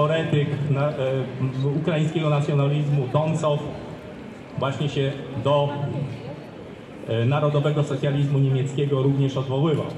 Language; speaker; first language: Polish; native; Polish